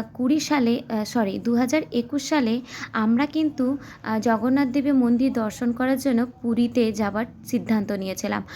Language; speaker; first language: Bangla; non-native, local second language; Santali